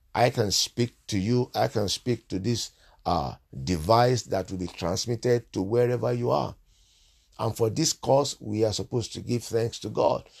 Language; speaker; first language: English; non-native, local second language; Yoruba